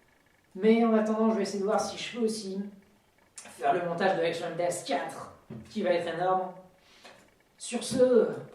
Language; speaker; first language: French; native; French